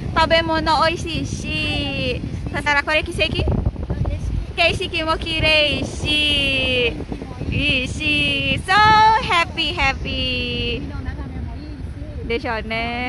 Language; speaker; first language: Japanese; non-native, learner; Indonesian